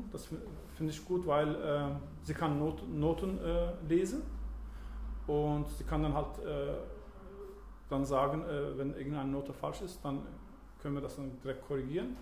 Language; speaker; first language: German; early bilingual, other home language; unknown